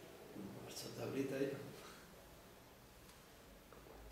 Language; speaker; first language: Hebrew; non-native, learner; English